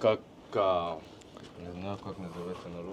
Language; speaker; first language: Russian; non-native, learner; Arabic